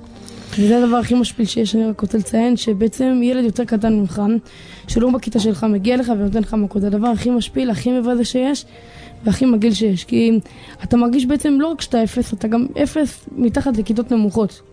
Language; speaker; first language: Hebrew; native; Hebrew